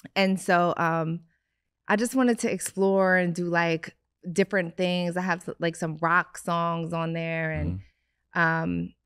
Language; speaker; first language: English; native; English